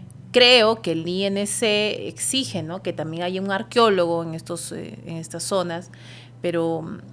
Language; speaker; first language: Spanish; native; Spanish